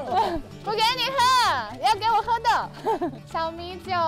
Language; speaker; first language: Chinese; non-native, fluent; Japanese